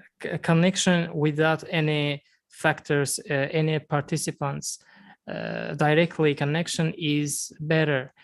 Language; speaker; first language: English; non-native, learner; Azerbaijani